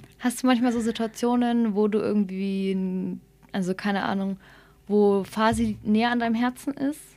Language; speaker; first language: German; early bilingual, other home language; Somali